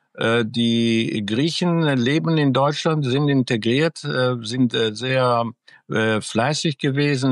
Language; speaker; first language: German; early bilingual, other home language; Greek